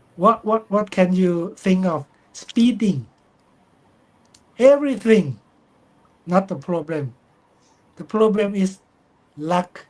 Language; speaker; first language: English; non-native, fluent; Thai